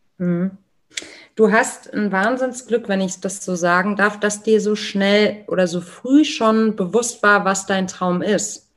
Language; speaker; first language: German; native; German